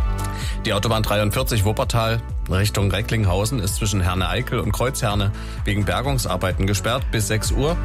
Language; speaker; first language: German; native; German